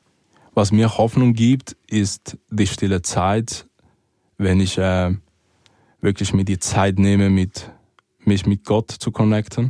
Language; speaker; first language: German; early bilingual, other home language; Spanish